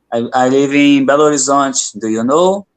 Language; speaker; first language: English; non-native, learner; Portuguese